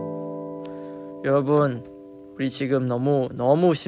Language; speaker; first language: Korean; non-native, fluent; Chinese